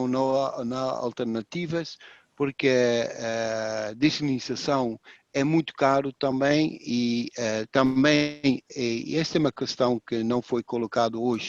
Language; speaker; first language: Portuguese; non-native, fluent; Dutch